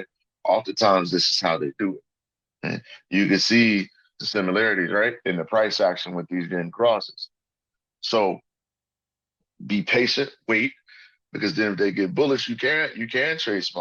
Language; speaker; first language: English; native; English